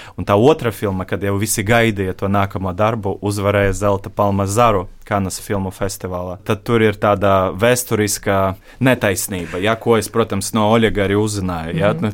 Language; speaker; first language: Latvian; non-native, local second language; Russian